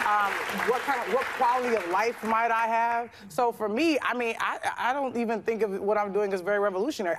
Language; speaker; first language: English; native; English